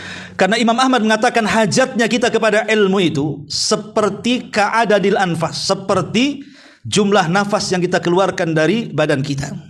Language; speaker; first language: Indonesian; native; Indonesian